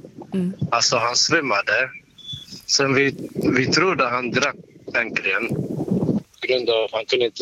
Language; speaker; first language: Swedish; non-native, fluent; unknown